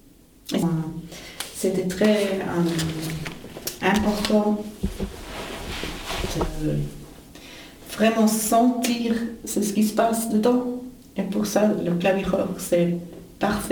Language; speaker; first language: French; non-native, fluent; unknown